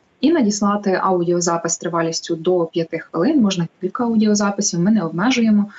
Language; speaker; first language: Ukrainian; native; Ukrainian